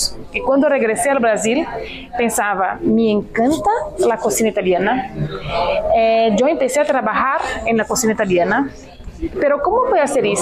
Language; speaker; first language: Spanish; non-native, fluent; Portuguese